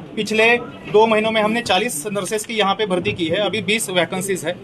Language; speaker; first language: Hindi; non-native, local second language; Marathi